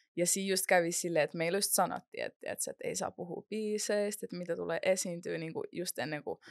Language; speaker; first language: Finnish; non-native, local second language; Russian